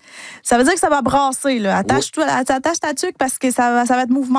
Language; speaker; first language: French; non-native, fluent; Spanish